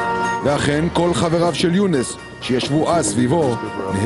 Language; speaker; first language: Hebrew; native; Hebrew